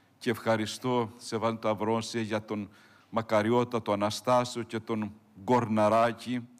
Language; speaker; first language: Greek; native; Greek